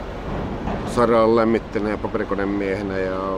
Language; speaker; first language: Finnish; native; Finnish